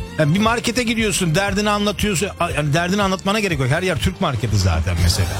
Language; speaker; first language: Turkish; early bilingual, heritage; Turkish